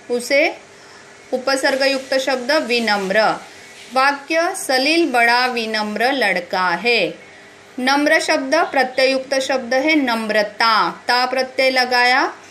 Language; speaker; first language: Hindi; non-native, local second language; Marathi